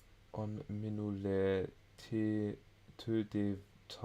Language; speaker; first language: Finnish; non-native, learner; English